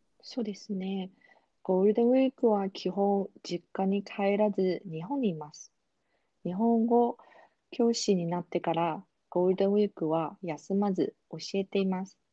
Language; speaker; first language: Japanese; non-native, fluent; Chinese